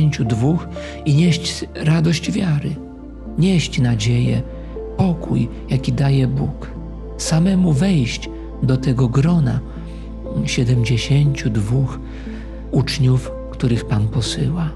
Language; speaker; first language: Polish; native; Polish